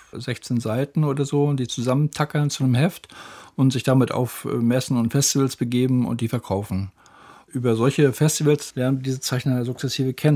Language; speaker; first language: German; native; German